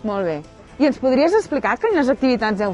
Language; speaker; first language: Catalan; native; Catalan